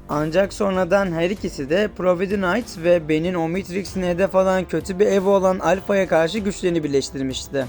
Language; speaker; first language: Turkish; native; Turkish